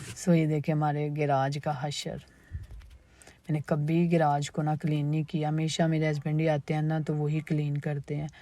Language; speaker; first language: Urdu; native; Urdu